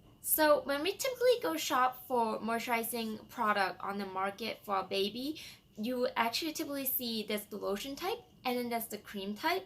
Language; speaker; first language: English; non-native, fluent; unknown